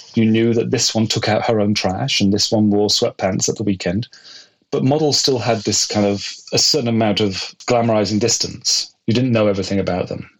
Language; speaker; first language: English; native; English